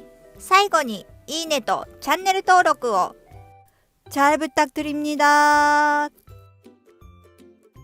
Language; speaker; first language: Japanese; non-native, fluent; Korean